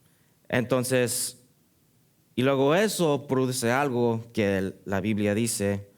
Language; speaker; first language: Spanish; early bilingual, heritage; Spanish